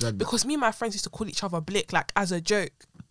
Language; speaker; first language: English; non-native, local second language; French